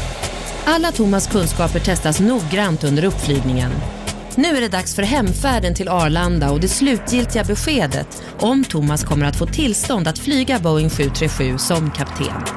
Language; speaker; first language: Swedish; native; Swedish